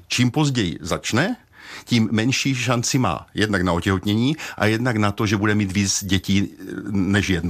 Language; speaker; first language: Czech; native; Czech